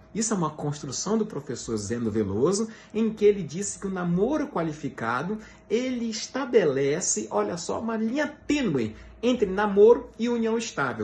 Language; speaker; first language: Portuguese; native; Portuguese